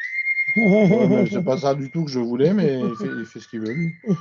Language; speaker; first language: French; native; French